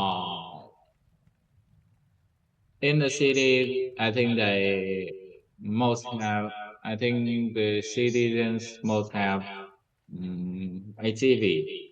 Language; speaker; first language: English; non-native, learner; Vietnamese